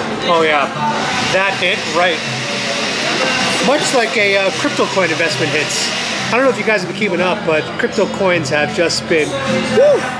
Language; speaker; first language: English; native; English